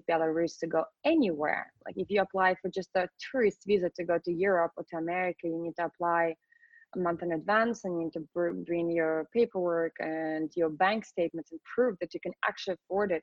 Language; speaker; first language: English; non-native, fluent; Russian